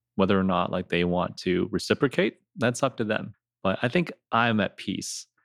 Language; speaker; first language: English; native; English